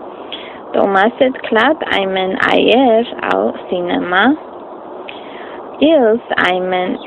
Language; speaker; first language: French; non-native, learner; English